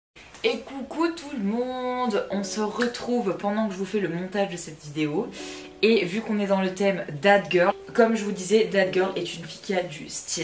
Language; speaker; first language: French; native; French